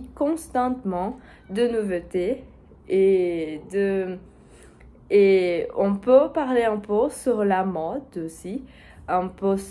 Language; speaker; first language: French; non-native, learner; Portuguese